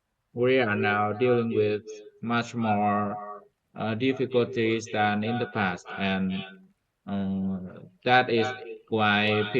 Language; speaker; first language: English; non-native, learner; Vietnamese